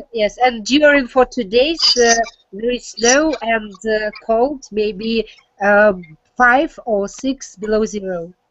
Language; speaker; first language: English; non-native, learner; Russian